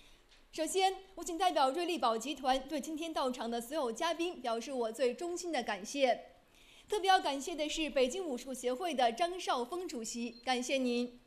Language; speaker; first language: Chinese; native; Chinese